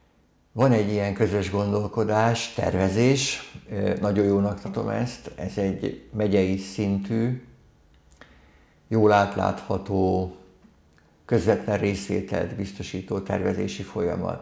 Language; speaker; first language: Hungarian; native; Hungarian